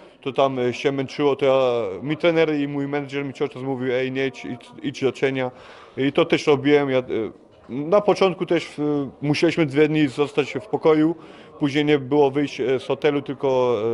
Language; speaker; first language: Polish; early bilingual, heritage; Polish